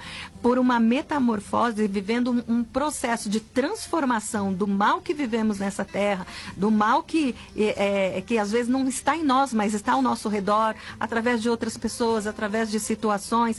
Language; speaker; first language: Portuguese; native; Portuguese